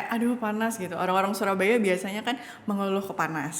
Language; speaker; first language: Indonesian; native; Indonesian